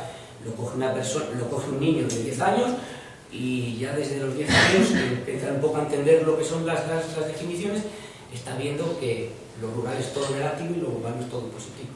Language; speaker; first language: Spanish; native; Spanish